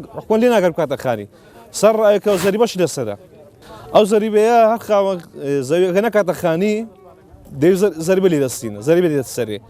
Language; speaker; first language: Central Kurdish; native; Central Kurdish